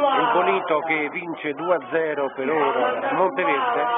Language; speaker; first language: Italian; native; Italian